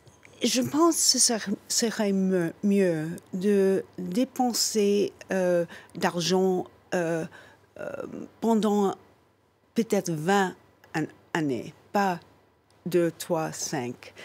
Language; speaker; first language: French; non-native, fluent; English